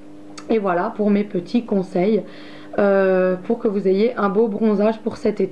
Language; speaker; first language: French; native; French